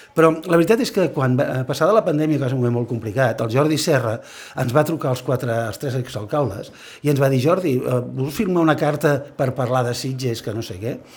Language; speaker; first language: Catalan; native; Catalan